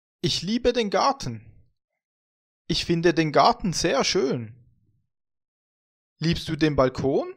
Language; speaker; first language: German; non-native, fluent; Vietnamese